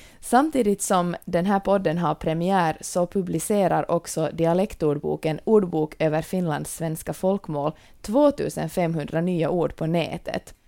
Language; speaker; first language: Swedish; native; Swedish